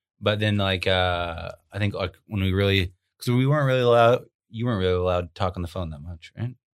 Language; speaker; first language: English; native; English